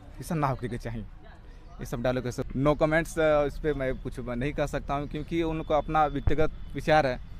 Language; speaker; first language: Hindi; non-native, local second language; Bhojpuri